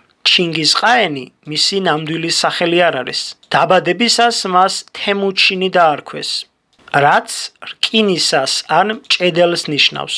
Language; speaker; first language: Georgian; native; Georgian